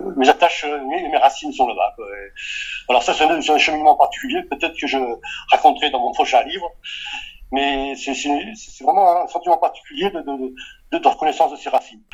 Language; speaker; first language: French; early bilingual, other home language; Portuguese